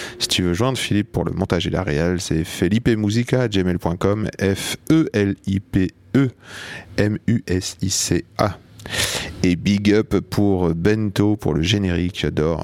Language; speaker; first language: French; native; French